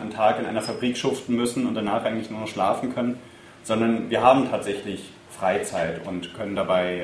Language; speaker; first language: German; native; German